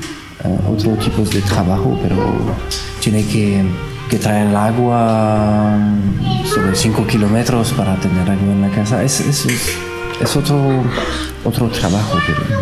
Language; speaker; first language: Spanish; non-native, learner; French